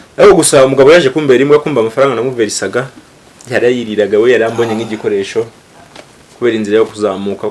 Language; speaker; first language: Kinyarwanda; early bilingual, heritage; Kinyarwanda